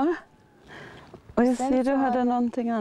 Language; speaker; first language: Swedish; non-native, fluent; Māori